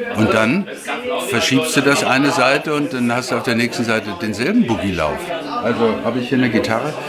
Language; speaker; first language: German; native; German